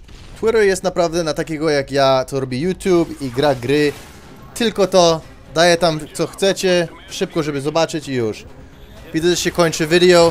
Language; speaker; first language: Polish; early bilingual, heritage; Polish